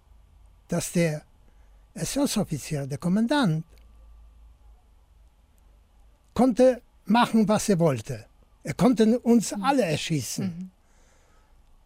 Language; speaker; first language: German; non-native, fluent; Polish